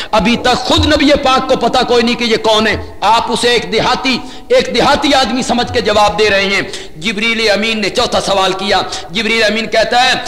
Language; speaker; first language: Urdu; non-native, local second language; Punjabi